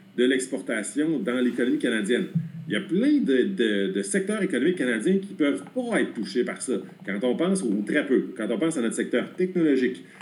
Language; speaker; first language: French; native; French